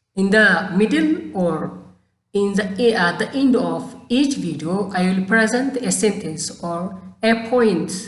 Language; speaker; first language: English; non-native, local second language; Amharic